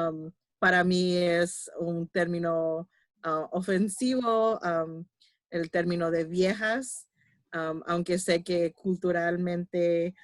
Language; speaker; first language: Spanish; early bilingual, heritage; Spanish